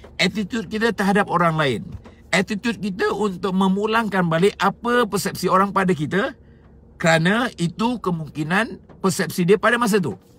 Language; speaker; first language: Malay; native; Malay